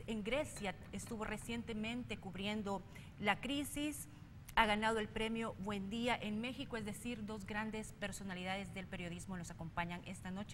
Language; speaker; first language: Spanish; native; Spanish